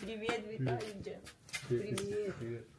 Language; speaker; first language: Russian; non-native, fluent; Armenian